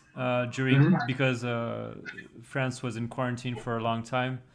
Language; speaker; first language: English; non-native, fluent; French